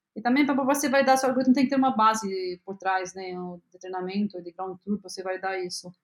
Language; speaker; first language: Portuguese; non-native, fluent; Arabic